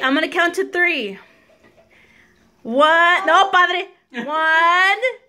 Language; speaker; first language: English; early bilingual, other home language; Spanish